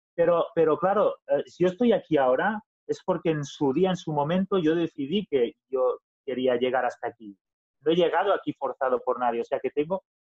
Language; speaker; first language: Spanish; non-native, local second language; Catalan